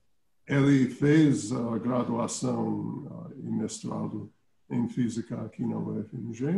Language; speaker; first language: Portuguese; non-native, fluent; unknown